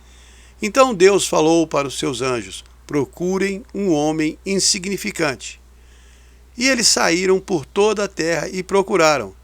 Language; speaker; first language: Portuguese; native; Portuguese